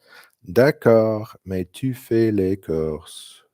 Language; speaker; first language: French; non-native, learner; English